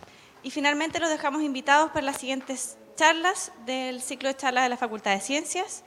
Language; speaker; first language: Spanish; native; Spanish